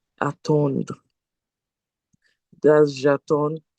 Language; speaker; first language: French; non-native, learner; English